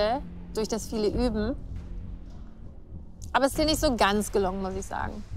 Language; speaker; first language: German; native; German